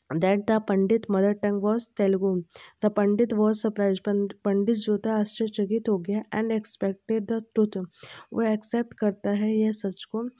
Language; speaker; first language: Hindi; native; Hindi